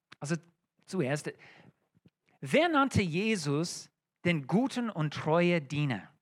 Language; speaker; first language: German; non-native, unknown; English